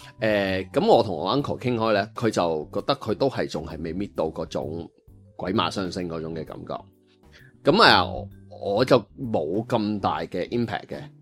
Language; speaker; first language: Cantonese; native; Cantonese